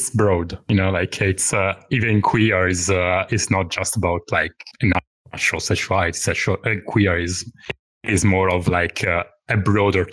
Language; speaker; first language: English; non-native, fluent; Italian